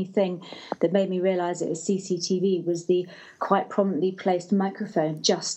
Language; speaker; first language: English; native; English